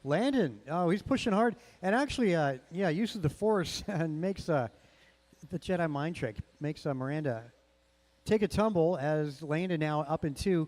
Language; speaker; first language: English; native; English